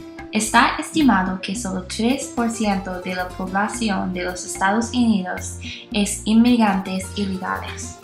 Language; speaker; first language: Spanish; non-native, learner; English